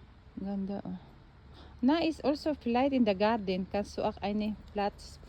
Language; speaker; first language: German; non-native, learner; Filipino